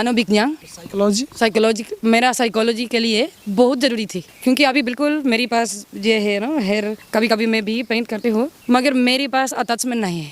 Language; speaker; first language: Hindi; non-native, learner; Spanish